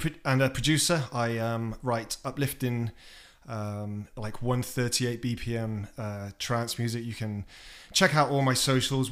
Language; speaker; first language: English; native; English